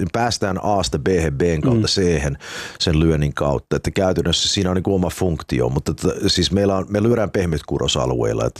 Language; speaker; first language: Finnish; early bilingual, heritage; Finnish